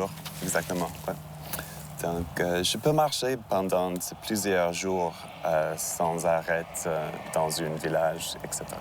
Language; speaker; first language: French; non-native, local second language; English